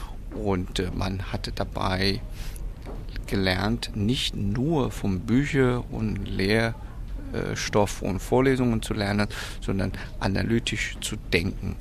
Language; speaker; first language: German; non-native, fluent; Chinese